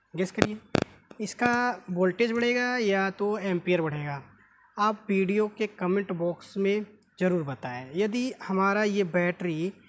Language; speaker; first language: Hindi; native; Hindi